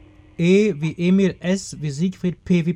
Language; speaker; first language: German; native; German